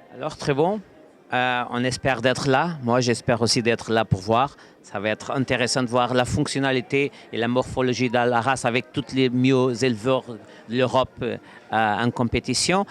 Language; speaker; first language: French; non-native, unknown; Portuguese